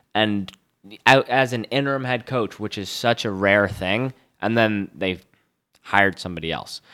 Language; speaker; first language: English; native; English